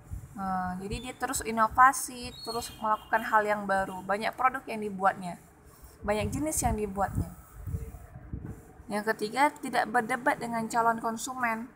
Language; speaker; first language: Indonesian; native; Indonesian